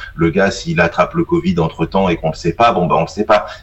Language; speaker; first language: French; native; French